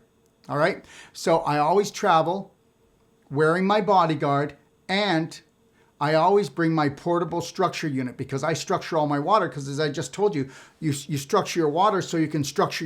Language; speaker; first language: English; native; English